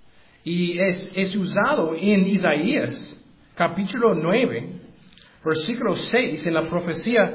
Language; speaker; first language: Spanish; non-native, learner; English